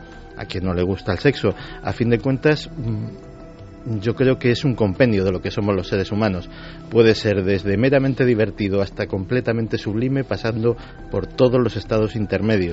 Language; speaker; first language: Spanish; native; Spanish